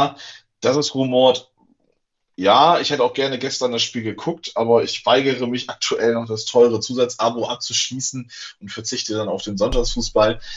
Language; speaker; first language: German; native; German